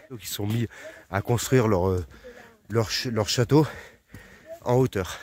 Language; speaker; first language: French; native; French